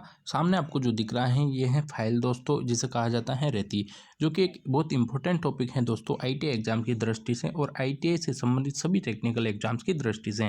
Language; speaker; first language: Hindi; native; Hindi